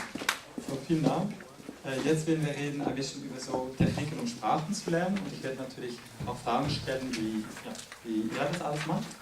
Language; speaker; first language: German; non-native, fluent; French